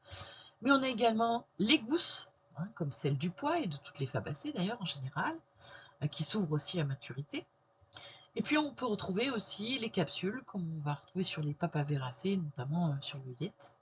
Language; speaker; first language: French; native; French